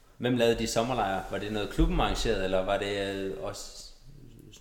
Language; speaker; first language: Danish; native; Danish